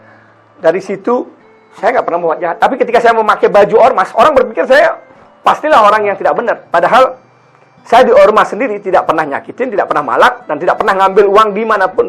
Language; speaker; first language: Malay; non-native, local second language; Balinese